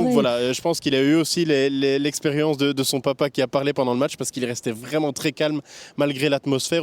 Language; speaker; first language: French; native; French